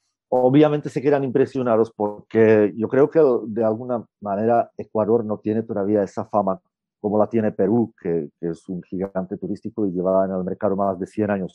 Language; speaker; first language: Spanish; non-native, fluent; Czech